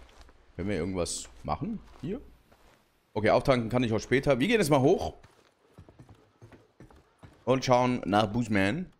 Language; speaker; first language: German; native; German